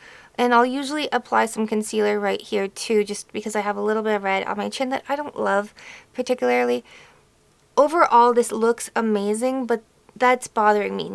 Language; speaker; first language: English; native; English